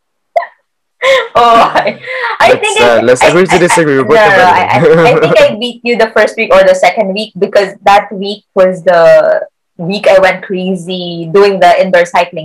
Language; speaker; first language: English; non-native, local second language; Filipino